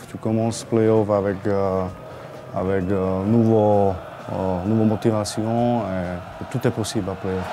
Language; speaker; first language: French; non-native, learner; Slovak